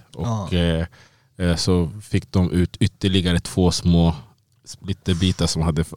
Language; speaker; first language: Swedish; native; Swedish